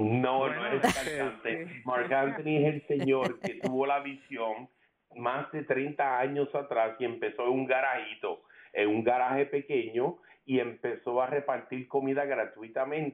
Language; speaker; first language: Spanish; early bilingual, heritage; Spanish